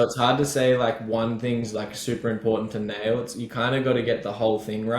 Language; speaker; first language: English; native; English